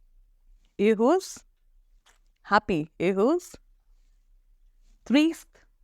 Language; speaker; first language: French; non-native, fluent; Hindi